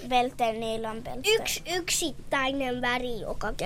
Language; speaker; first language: Finnish; early bilingual, heritage; Finnish